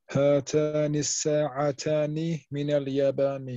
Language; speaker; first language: Arabic; non-native, learner; German